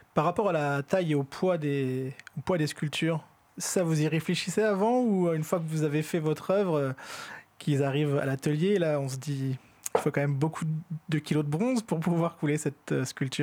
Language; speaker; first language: French; native; French